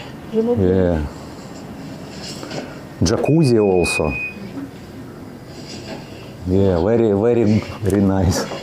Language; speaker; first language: English; non-native, learner; Russian